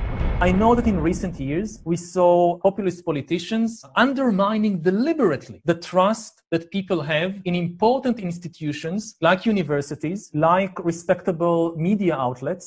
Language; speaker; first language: English; non-native, fluent; Hebrew